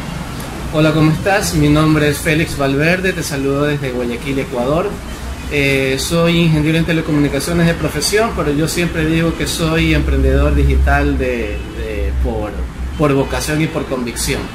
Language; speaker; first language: Spanish; native; Spanish